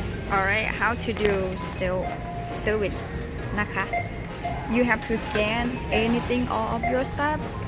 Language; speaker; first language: English; non-native, learner; Thai